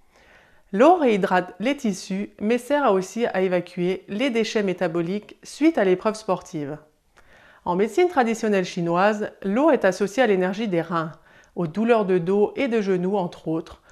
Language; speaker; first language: French; native; French